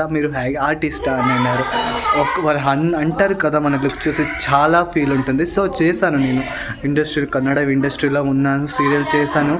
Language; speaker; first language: Telugu; non-native, local second language; Kannada